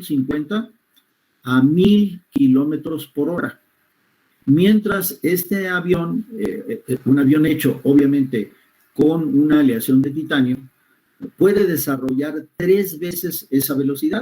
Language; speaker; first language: Spanish; native; Spanish